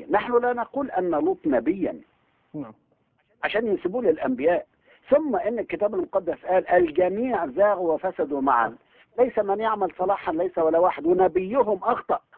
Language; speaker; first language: Arabic; native; Arabic